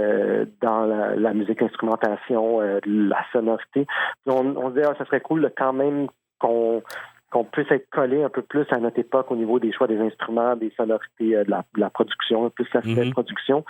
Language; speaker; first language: French; native; French